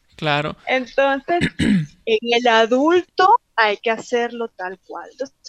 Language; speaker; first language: Spanish; native; Spanish